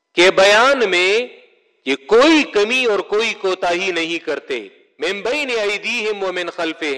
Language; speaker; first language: Urdu; non-native, local second language; Pashto